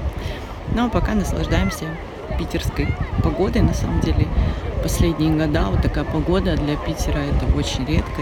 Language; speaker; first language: Russian; native; Russian